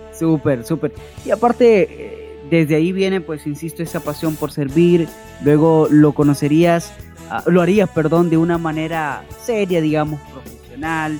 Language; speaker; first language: Spanish; native; Spanish